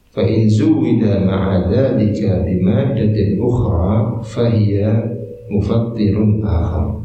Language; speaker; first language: Arabic; non-native, fluent; Indonesian